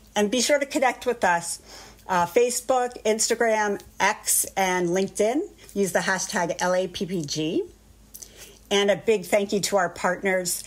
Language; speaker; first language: English; native; English